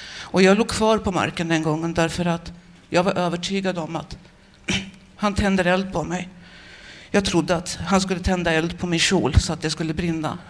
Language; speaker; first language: Swedish; native; Swedish